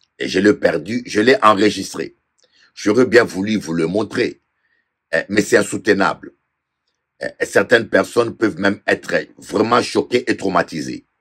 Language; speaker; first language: French; non-native, local second language; Lingala